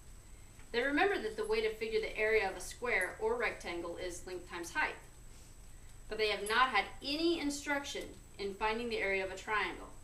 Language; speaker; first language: English; native; English